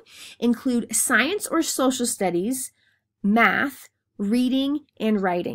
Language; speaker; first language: English; native; English